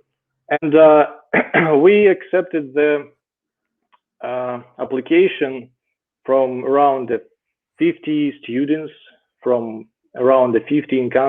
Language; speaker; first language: English; non-native, fluent; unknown